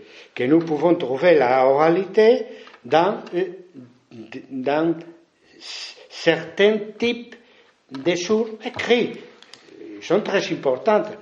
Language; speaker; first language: French; non-native, fluent; Spanish